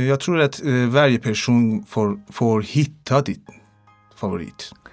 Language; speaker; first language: Swedish; non-native, learner; Persian